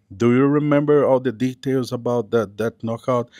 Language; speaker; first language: English; non-native, fluent; Portuguese